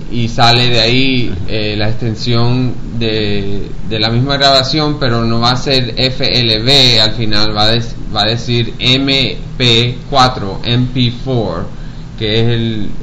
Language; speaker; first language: Spanish; early bilingual, heritage; Spanish